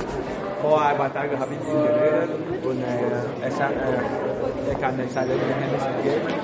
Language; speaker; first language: German; non-native, learner; Vietnamese